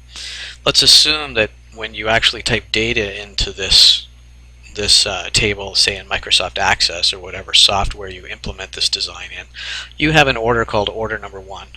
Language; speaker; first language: English; native; English